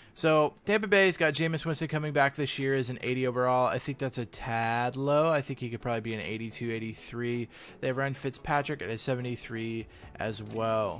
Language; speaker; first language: English; native; English